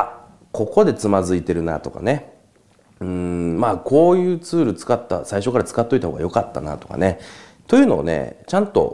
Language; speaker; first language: Japanese; native; Japanese